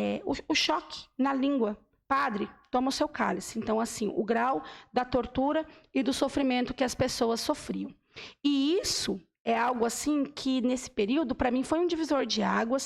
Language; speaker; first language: Portuguese; native; Portuguese